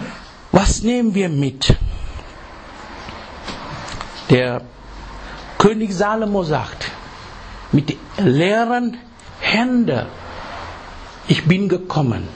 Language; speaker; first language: German; non-native, learner; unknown